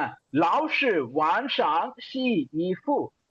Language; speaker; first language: Chinese; non-native, fluent; Tamil